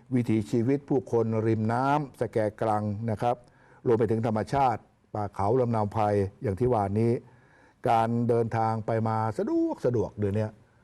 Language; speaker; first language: Thai; native; Thai